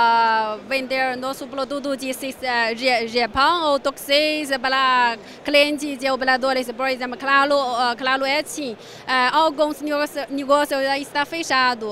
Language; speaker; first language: Portuguese; non-native, learner; Chinese